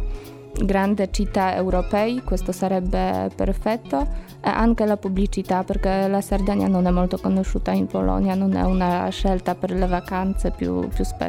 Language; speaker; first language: Italian; non-native, learner; Polish